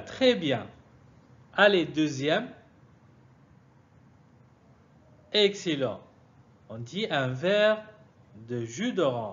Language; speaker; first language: French; non-native, fluent; Arabic